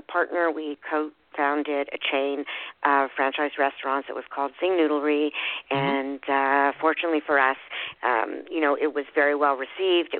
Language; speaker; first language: English; native; English